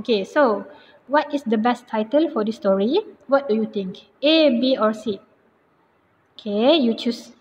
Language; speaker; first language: English; non-native, local second language; Malay